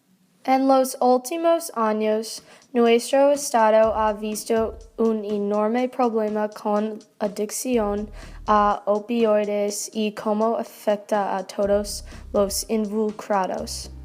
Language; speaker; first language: Spanish; non-native, learner; English